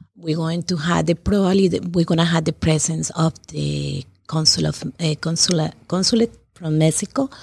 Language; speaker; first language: English; non-native, learner; Spanish